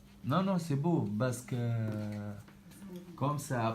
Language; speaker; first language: French; non-native, learner; Arabic